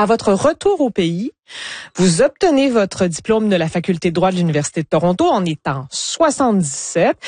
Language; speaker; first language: French; native; French